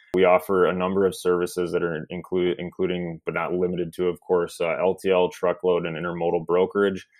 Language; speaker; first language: English; native; English